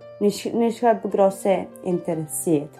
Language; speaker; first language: German; non-native, learner; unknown